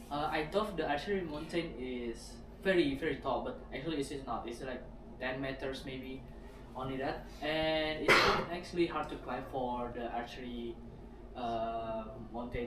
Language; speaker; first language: English; non-native, learner; Indonesian